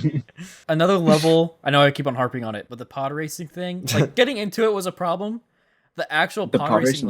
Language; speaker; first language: English; native; English